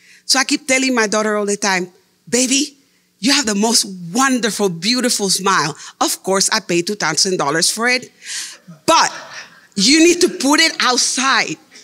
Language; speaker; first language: English; non-native, fluent; Spanish